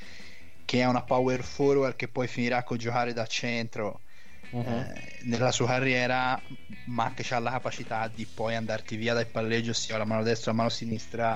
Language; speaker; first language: Italian; native; Italian